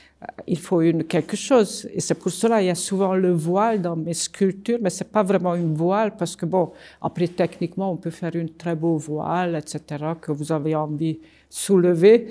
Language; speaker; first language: French; non-native, fluent; Hungarian